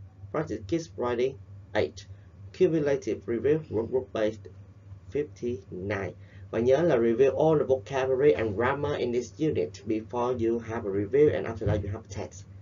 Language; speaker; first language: English; non-native, fluent; Vietnamese